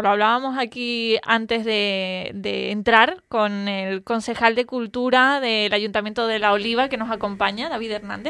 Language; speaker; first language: Spanish; native; Spanish